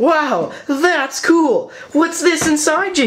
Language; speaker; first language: English; native; English